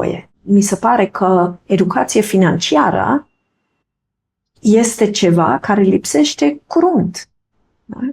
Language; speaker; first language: Romanian; non-native, fluent; German